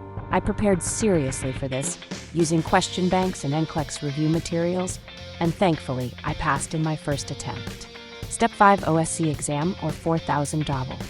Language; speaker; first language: English; non-native, local second language; Punjabi